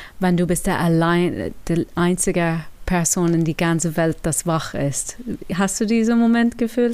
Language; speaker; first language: German; non-native, learner; English